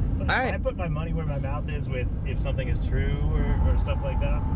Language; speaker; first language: English; native; English